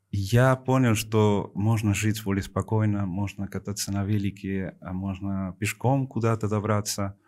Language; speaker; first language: Russian; non-native, fluent; Spanish